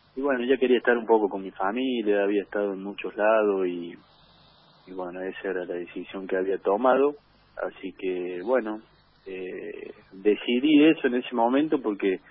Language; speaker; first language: Spanish; native; Spanish